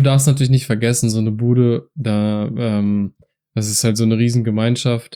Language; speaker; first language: German; native; German